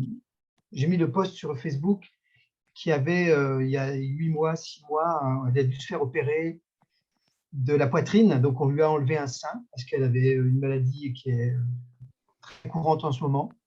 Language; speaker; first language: French; native; French